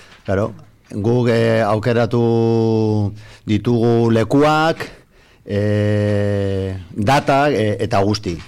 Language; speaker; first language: Basque; non-native, local second language; Spanish